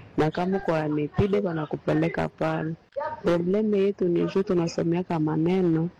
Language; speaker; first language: Swahili; native; Swahili